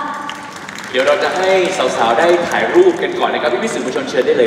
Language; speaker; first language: Thai; native; Thai